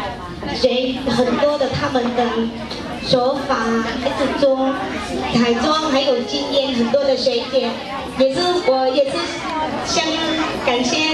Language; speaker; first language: Chinese; non-native, fluent; Vietnamese